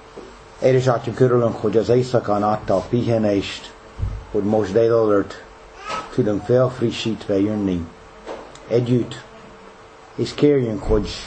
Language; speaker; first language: Hungarian; non-native, fluent; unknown